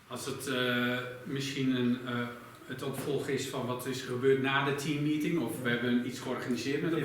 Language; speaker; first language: Dutch; native; Dutch